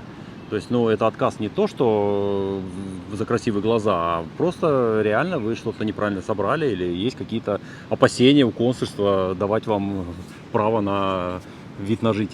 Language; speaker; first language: Russian; native; Russian